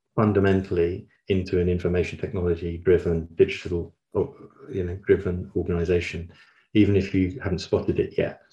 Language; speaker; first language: English; native; English